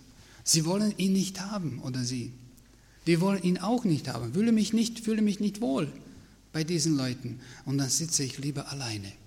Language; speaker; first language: German; non-native, fluent; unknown